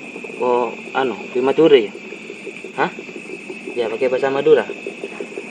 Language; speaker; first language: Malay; non-native, local second language; Madurese